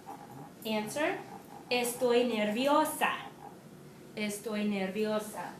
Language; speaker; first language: Spanish; non-native, fluent; English